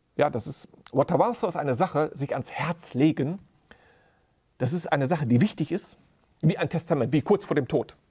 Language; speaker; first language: German; native; German